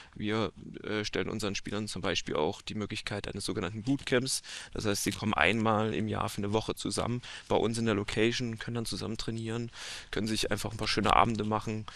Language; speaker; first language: German; native; German